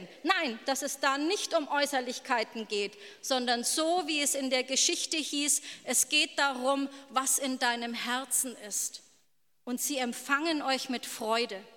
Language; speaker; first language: German; native; German